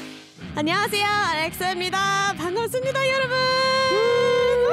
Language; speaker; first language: Korean; early bilingual, heritage; English